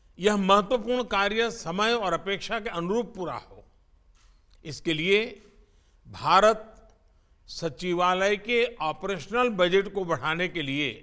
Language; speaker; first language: Hindi; native; Hindi